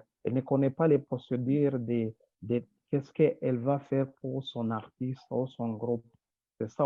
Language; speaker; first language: French; non-native, local second language; Rundi